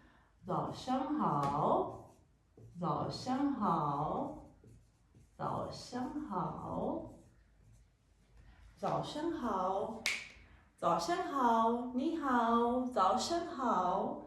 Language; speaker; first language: Chinese; non-native, fluent; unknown